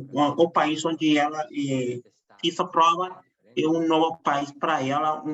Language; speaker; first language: Portuguese; non-native, fluent; Spanish